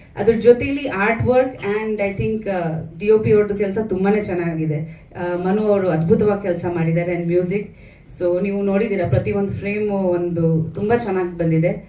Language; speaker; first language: Kannada; non-native, fluent; Bangla